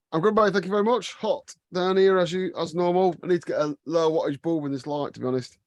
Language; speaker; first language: English; native; English